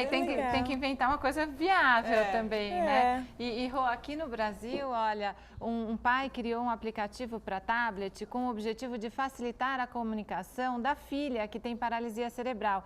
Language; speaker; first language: Portuguese; native; Portuguese